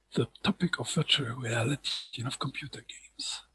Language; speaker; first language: English; non-native, fluent; German